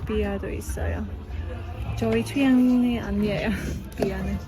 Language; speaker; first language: Korean; non-native, fluent; Burmese